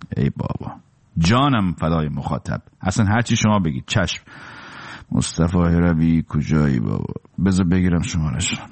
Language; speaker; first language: Persian; native; Persian